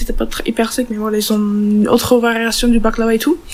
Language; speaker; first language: French; non-native, learner; Turkish